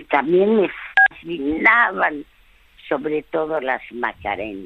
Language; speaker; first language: Spanish; early bilingual, other home language; French